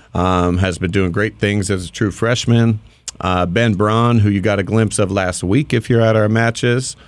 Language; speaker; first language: English; native; English